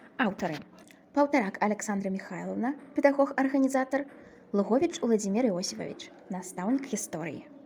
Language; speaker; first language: Belarusian; native; Belarusian